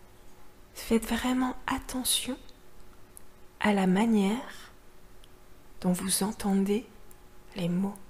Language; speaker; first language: French; native; French